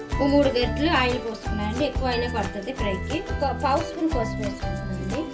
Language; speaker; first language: Telugu; native; Telugu